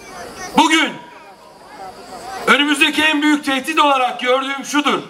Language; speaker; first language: Turkish; native; Turkish